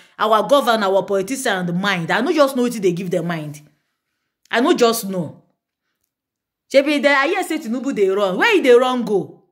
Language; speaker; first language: Nigerian Pidgin; non-native, local second language; Yoruba